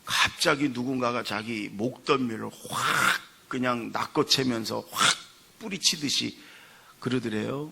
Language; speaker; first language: Korean; native; Korean